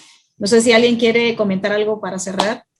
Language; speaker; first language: Spanish; native; Spanish